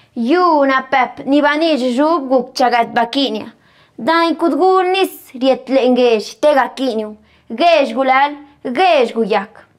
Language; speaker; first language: Spanish; non-native, local second language; Zapotec